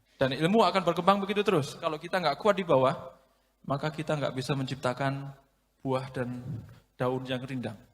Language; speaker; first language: Indonesian; non-native, local second language; Javanese